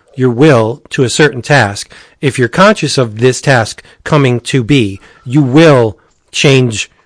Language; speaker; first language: English; native; English